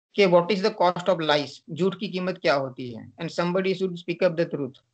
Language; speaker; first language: Hindi; non-native, local second language; Gujarati